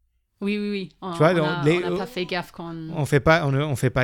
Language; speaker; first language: French; non-native, fluent; English